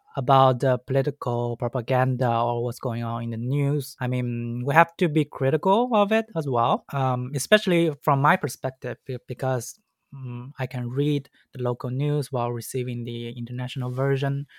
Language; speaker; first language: English; non-native, fluent; Chinese